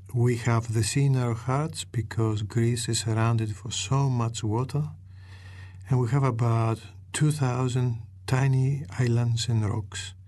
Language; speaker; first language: English; non-native, fluent; Greek